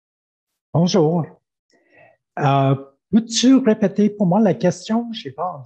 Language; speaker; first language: French; non-native, fluent; English